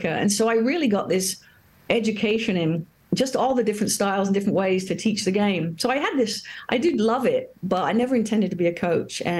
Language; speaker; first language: English; native; English